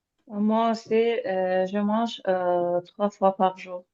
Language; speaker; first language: French; non-native, learner; Azerbaijani